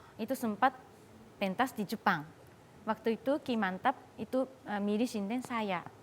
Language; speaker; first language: Indonesian; non-native, fluent; Japanese